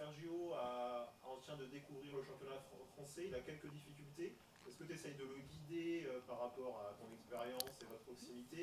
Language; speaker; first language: French; native; French